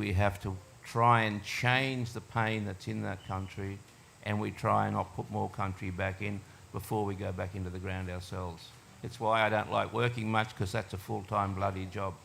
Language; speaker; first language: English; native; English